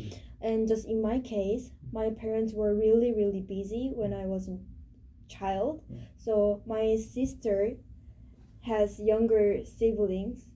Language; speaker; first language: English; non-native, learner; Korean